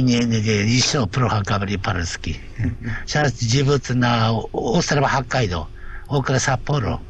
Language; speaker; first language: Russian; non-native, learner; Japanese